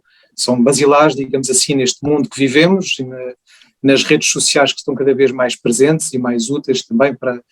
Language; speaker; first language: Portuguese; native; Portuguese